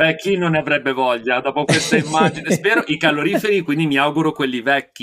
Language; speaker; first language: Italian; native; Italian